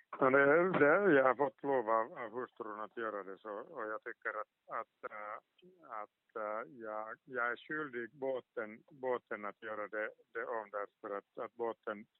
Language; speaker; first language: Swedish; non-native, local second language; Finnish